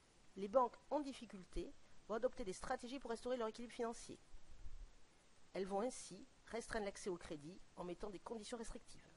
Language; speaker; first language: French; native; French